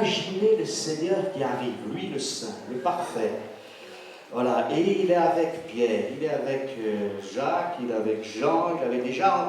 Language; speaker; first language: French; native; French